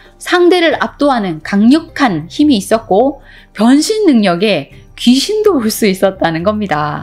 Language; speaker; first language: Korean; native; Korean